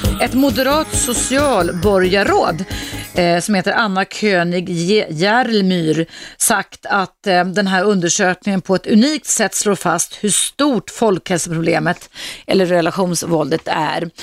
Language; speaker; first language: Swedish; native; Swedish